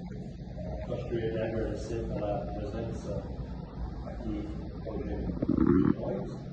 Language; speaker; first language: Portuguese; non-native, fluent; English